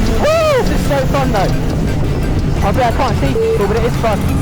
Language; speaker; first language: English; native; English